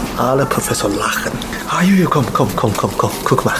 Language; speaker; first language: German; non-native, learner; Chinese